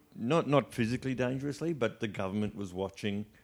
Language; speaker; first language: English; native; English